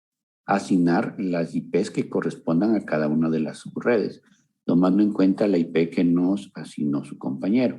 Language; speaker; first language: Spanish; native; Spanish